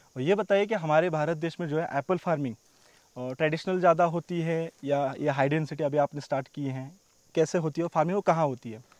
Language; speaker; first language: Hindi; non-native, local second language; Marathi